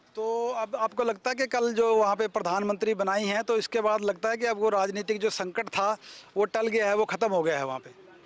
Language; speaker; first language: Hindi; native; Hindi